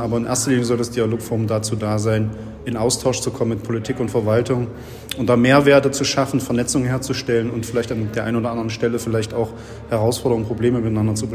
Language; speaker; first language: German; native; German